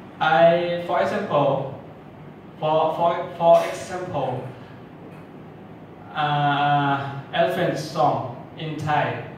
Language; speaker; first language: English; non-native, learner; Thai